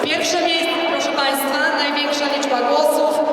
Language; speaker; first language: Polish; native; Polish